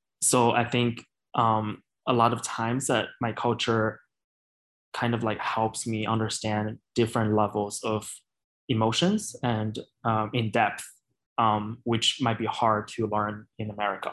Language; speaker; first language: English; non-native, fluent; Chinese